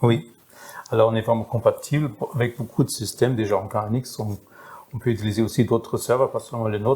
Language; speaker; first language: French; non-native, fluent; German